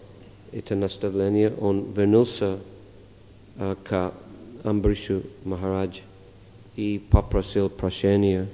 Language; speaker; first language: Russian; non-native, fluent; English